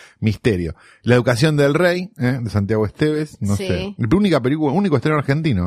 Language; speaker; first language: Spanish; native; Spanish